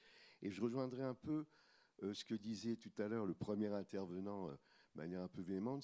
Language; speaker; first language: French; native; French